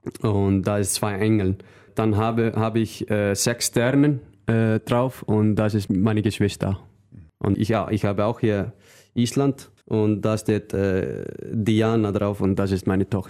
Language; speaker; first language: German; non-native, learner; Icelandic